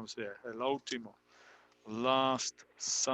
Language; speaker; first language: Spanish; non-native, fluent; English